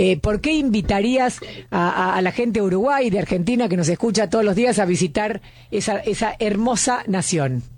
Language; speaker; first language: Spanish; native; Spanish